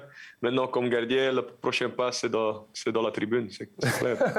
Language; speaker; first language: French; non-native, local second language; Dutch